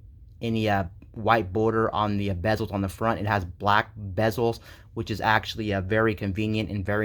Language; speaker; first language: English; native; English